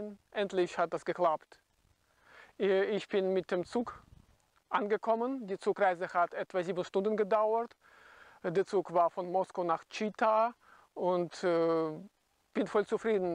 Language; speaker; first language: German; non-native, fluent; Russian